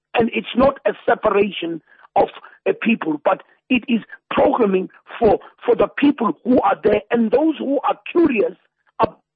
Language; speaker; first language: English; non-native, local second language; Zulu